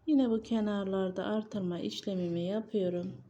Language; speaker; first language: Turkish; native; Turkish